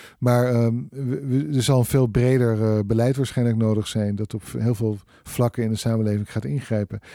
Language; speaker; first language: Dutch; native; Dutch